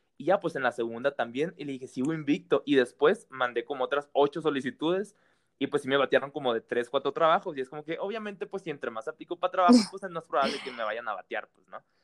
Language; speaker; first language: Spanish; native; Spanish